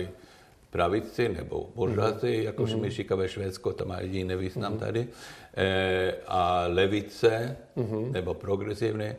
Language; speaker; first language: Czech; non-native, learner; Swedish